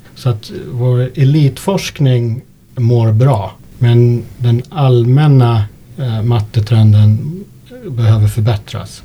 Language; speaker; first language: Swedish; early bilingual, other home language; English